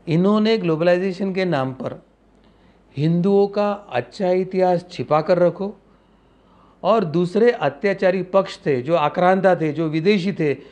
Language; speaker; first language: Hindi; non-native, local second language; Marathi